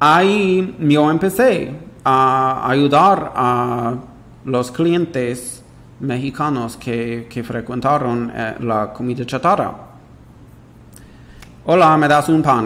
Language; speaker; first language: Spanish; non-native, fluent; English